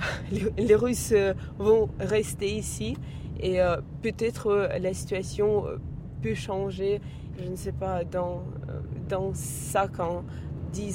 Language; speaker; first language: French; non-native, fluent; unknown